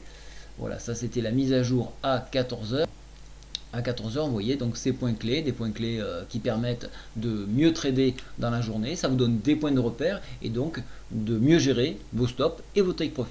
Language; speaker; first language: French; native; French